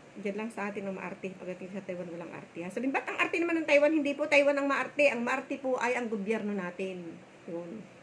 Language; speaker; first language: Filipino; non-native, local second language; Bikol